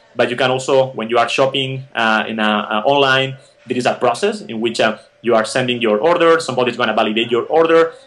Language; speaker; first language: English; non-native, fluent; Spanish